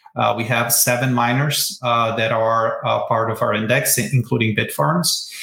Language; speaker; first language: English; non-native, fluent; Portuguese